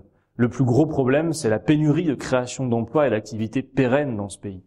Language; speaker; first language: French; native; French